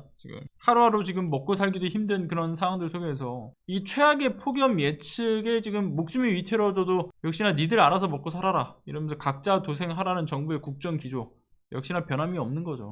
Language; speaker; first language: Korean; native; Korean